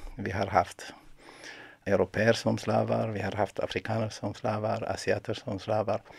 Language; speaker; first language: Swedish; non-native, fluent; Amharic